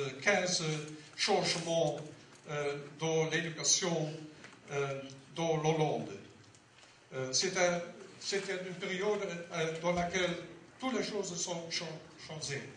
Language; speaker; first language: French; non-native, learner; Dutch